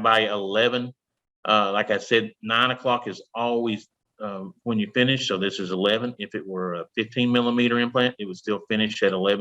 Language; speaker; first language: English; native; English